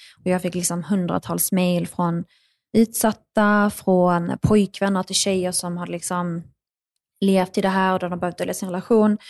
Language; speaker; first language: Swedish; early bilingual, other home language; Arabic